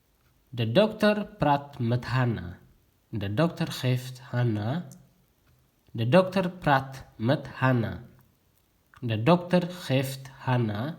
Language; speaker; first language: Dutch; non-native, learner; Tigrinya